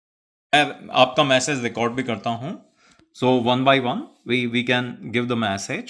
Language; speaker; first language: Hindi; native; Hindi